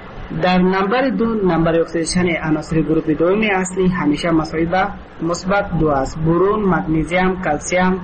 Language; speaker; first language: Persian; native; Persian